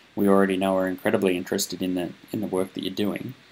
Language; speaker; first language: English; native; English